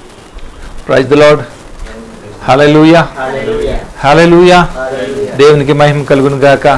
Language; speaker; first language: Telugu; native; Telugu